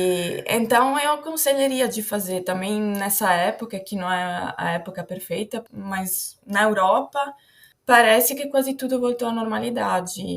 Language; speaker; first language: Portuguese; non-native, fluent; Italian